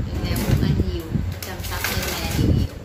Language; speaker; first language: Vietnamese; non-native, learner; Thai